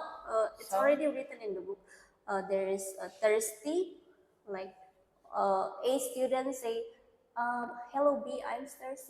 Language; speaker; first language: English; non-native, learner; Indonesian